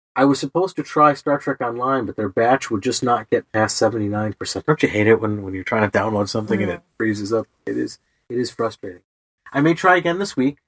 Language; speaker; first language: English; native; English